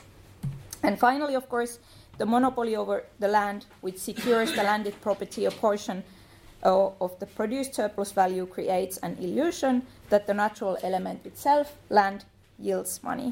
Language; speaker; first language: English; non-native, fluent; Finnish